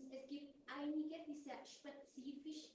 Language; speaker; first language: German; non-native, fluent; Spanish